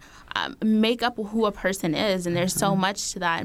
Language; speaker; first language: English; early bilingual, other home language; Arabic